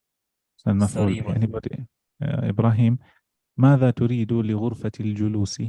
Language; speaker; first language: Arabic; non-native, fluent; English